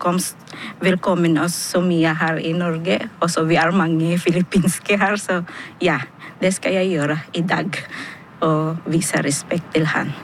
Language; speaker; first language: Norwegian; non-native, fluent; Filipino